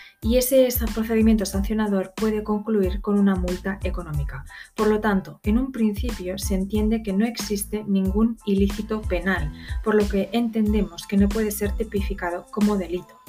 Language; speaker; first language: Spanish; native; Spanish